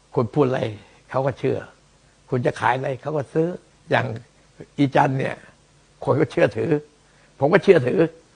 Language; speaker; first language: Thai; early bilingual, other home language; Min Nan Chinese